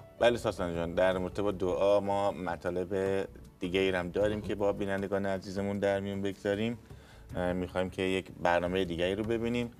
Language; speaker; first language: Persian; native; Persian